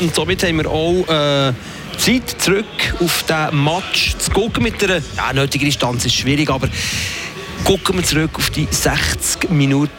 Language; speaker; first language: German; native; German